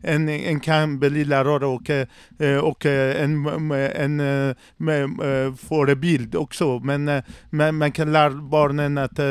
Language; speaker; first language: Swedish; non-native, learner; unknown